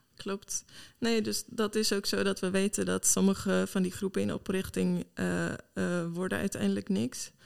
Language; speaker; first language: Dutch; non-native, fluent; Swedish